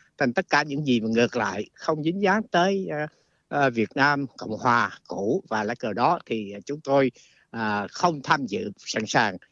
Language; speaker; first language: Vietnamese; native; Vietnamese